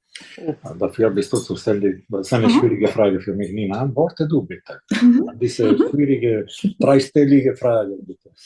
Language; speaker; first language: German; non-native, fluent; Italian